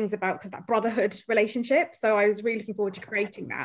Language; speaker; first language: English; native; English